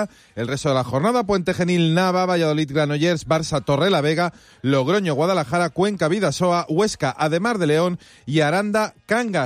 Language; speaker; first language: Spanish; native; Spanish